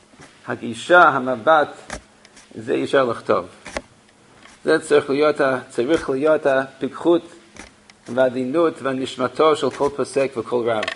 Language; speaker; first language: Hebrew; non-native, fluent; English